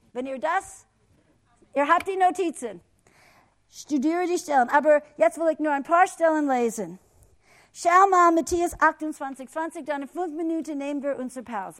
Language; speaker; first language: German; non-native, fluent; English